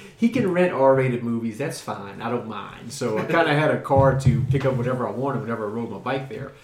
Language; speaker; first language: English; native; English